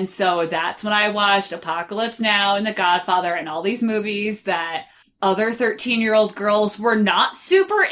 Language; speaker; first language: English; native; English